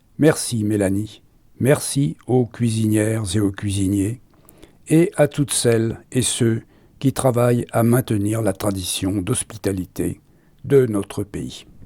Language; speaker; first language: French; native; French